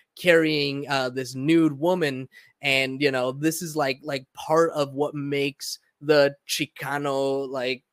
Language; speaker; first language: English; early bilingual, other home language; Spanish